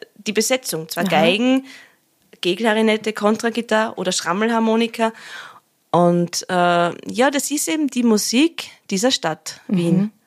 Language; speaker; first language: German; native; German